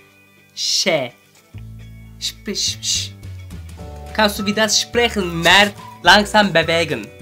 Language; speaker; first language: German; non-native, learner; Turkish